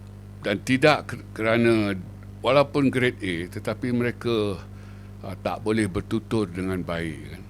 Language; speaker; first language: Malay; native; Malay